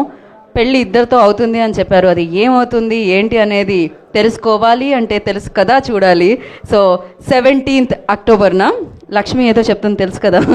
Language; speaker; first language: Telugu; native; Telugu